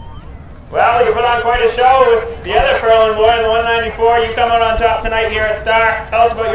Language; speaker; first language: English; native; English